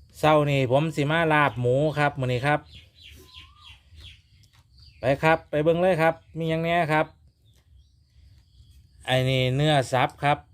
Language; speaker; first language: Thai; non-native, local second language; Northeastern Thai